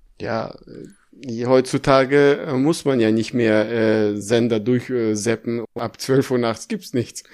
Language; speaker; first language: German; early bilingual, other home language; Russian